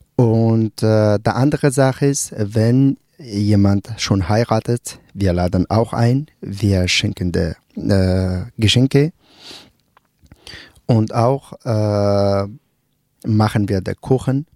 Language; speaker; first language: German; non-native, learner; Persian